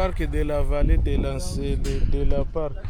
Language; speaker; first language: French; non-native, local second language; Swahili